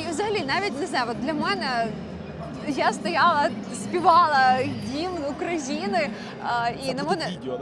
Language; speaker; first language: Ukrainian; native; Ukrainian